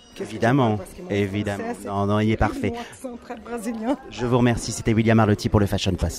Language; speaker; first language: French; native; French